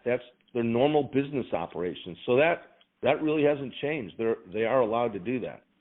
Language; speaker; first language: English; native; English